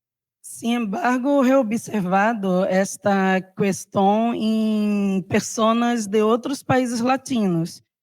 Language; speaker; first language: Portuguese; non-native, learner; Spanish